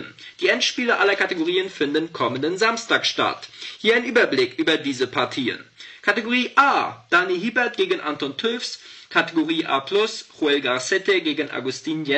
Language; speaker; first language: German; native; German